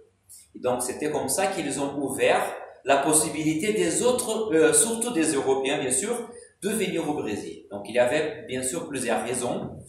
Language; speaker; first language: French; non-native, fluent; Portuguese